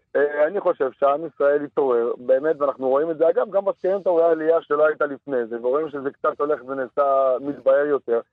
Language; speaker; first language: Hebrew; early bilingual, other home language; Arabic